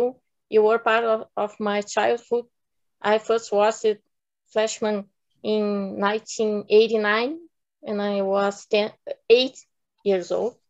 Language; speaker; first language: English; non-native, fluent; Portuguese